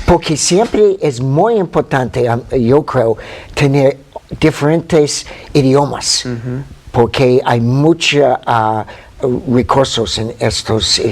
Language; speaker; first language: Spanish; non-native, fluent; English